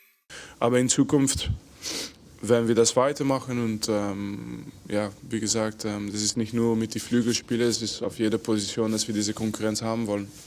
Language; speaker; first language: German; non-native, fluent; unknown